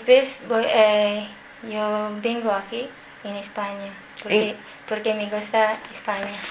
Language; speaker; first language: Spanish; non-native, learner; Filipino